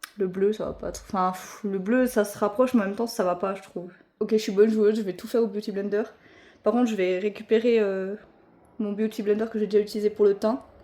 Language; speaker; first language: French; native; French